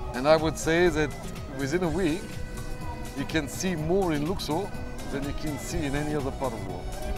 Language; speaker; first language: English; non-native, fluent; German